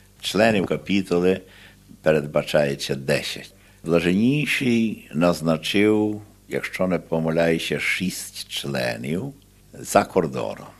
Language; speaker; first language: Ukrainian; early bilingual, heritage; Ukrainian